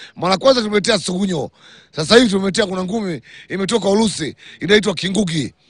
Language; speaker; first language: Swahili; native; Swahili